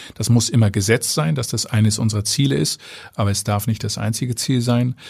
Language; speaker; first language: German; native; German